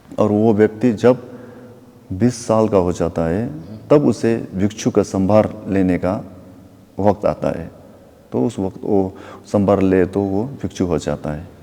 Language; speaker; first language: Hindi; non-native, local second language; Nepali